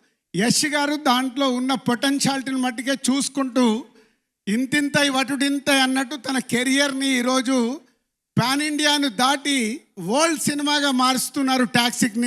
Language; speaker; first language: Telugu; native; Telugu